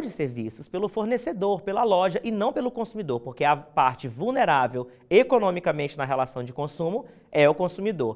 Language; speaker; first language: Portuguese; native; Portuguese